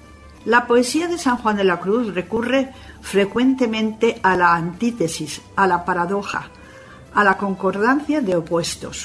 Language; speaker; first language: Spanish; native; Spanish